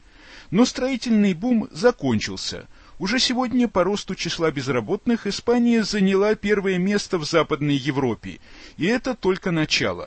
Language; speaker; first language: Russian; native; Russian